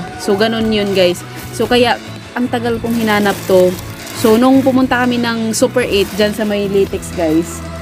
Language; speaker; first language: Filipino; native; Filipino